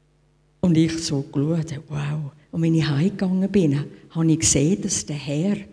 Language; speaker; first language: German; non-native, fluent; English